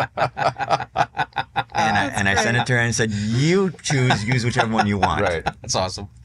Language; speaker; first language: English; native; English